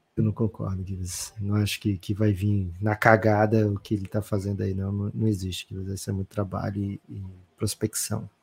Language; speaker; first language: Portuguese; native; Portuguese